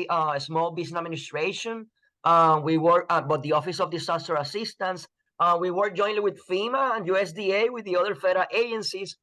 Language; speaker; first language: English; non-native, fluent; Spanish